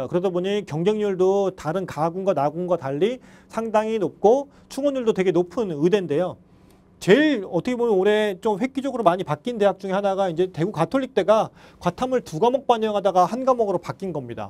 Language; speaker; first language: Korean; native; Korean